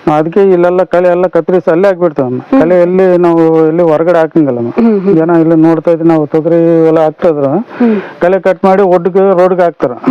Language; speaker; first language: Kannada; non-native, local second language; Telugu